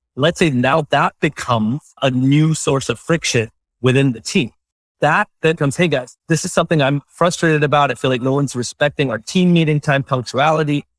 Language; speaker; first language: English; non-native, local second language; Malayalam